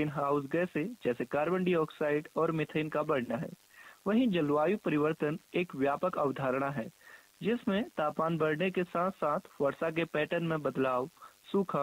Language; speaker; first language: Hindi; native; Hindi